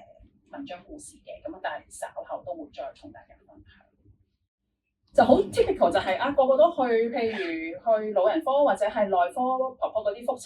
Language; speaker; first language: Cantonese; native; Cantonese